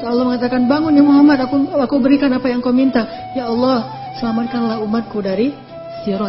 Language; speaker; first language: Indonesian; native; Indonesian